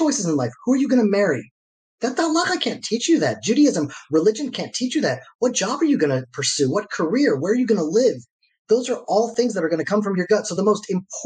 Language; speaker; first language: English; native; English